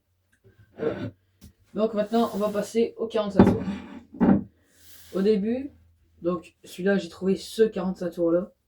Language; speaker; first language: French; native; French